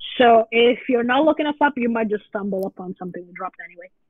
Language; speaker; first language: English; non-native, fluent; Italian